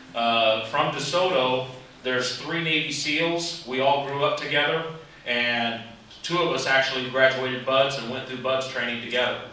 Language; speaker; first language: English; native; English